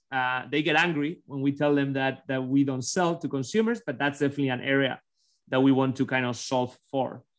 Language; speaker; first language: English; non-native, fluent; Spanish